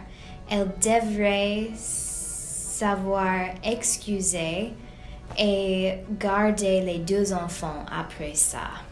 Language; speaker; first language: French; non-native, learner; English